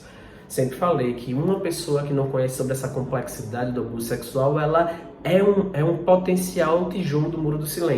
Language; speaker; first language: Portuguese; native; Portuguese